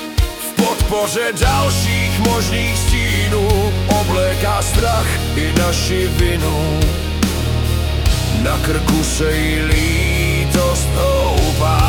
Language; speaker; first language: Czech; native; Czech